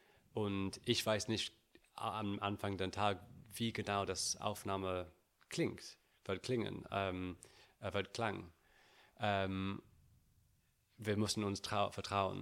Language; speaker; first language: German; non-native, learner; English